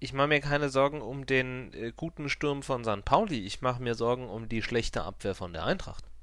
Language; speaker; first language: German; native; German